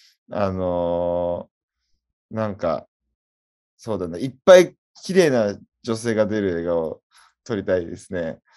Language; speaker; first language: Japanese; native; Japanese